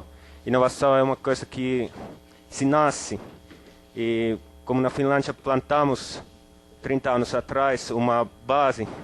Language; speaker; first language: Portuguese; non-native, fluent; Finnish